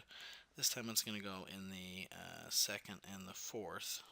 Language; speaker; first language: English; native; English